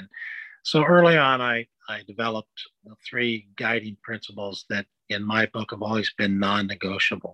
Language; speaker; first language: English; native; English